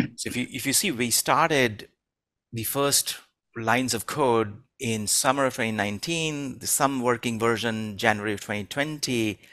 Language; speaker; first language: English; non-native, local second language; Hindi